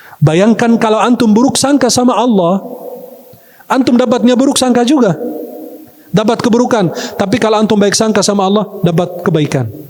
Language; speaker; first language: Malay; non-native, fluent; Arabic